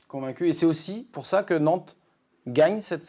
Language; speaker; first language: French; native; French